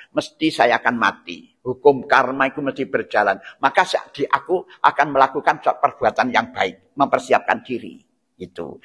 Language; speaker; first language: Indonesian; non-native, local second language; Javanese